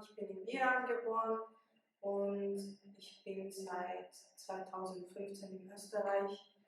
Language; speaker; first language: German; early bilingual, other home language; Persian